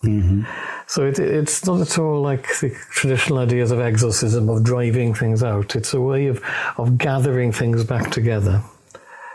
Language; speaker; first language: English; native; English